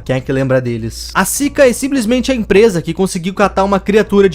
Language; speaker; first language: Portuguese; native; Portuguese